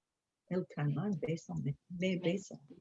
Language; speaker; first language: Spanish; non-native, learner; English